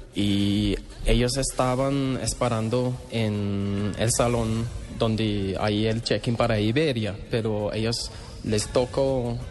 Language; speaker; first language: Spanish; non-native, learner; English